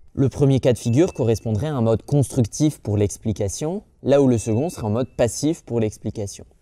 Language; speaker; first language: French; native; French